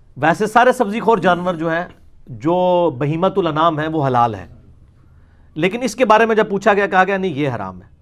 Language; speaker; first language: Urdu; non-native, local second language; Punjabi